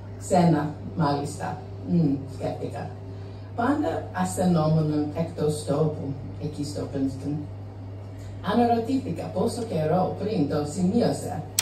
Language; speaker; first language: Greek; non-native, fluent; English